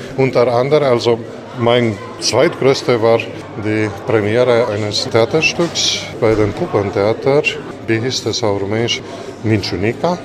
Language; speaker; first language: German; non-native, fluent; Romanian